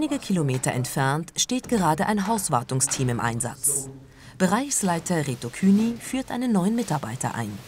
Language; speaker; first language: German; native; German